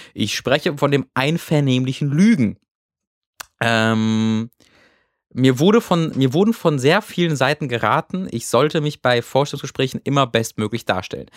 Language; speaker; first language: German; native; German